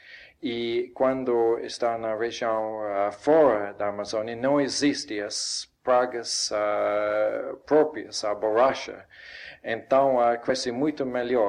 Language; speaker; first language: Portuguese; non-native, fluent; English